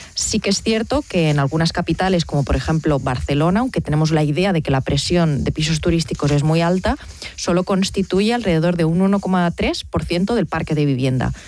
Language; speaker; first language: Spanish; native; Spanish